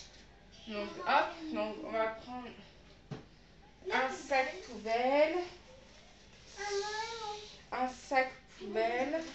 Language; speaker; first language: French; native; French